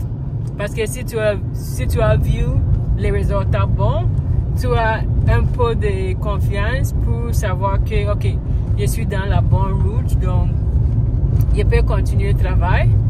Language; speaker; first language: French; non-native, learner; English